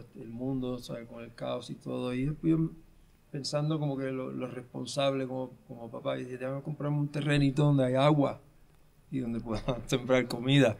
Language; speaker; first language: Spanish; early bilingual, heritage; Spanish